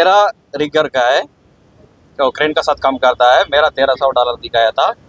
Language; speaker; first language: Hindi; non-native, local second language; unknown